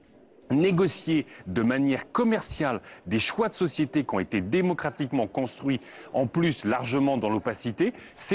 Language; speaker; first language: French; native; French